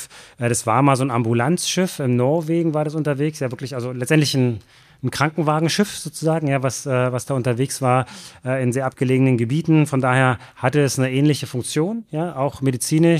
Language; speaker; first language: German; native; German